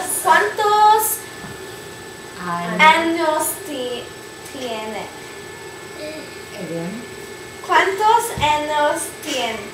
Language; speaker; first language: Spanish; non-native, learner; English